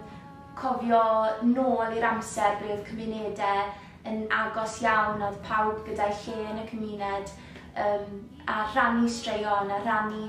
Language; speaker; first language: Welsh; native; Welsh